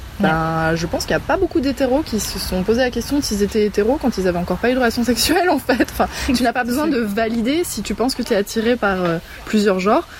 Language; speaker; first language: French; native; French